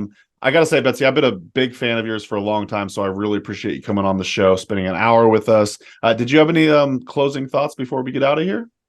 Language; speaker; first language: English; native; English